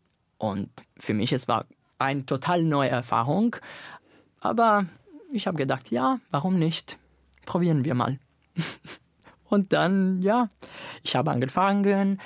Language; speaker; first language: German; non-native, fluent; Italian